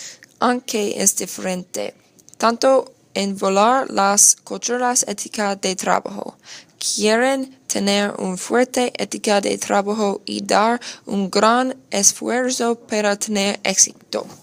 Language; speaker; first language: Spanish; non-native, learner; English